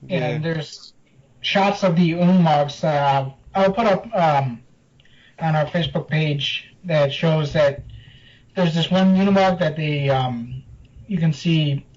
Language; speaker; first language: English; native; English